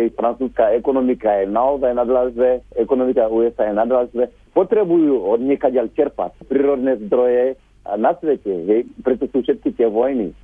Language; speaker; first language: Slovak; non-native, fluent; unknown